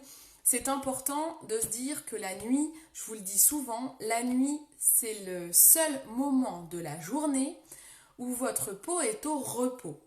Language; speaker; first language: French; native; French